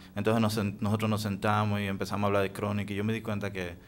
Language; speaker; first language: Spanish; native; Spanish